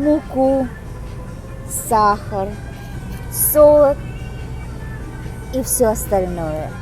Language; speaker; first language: Russian; non-native, local second language; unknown